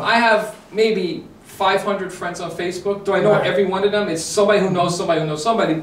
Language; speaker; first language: English; native; English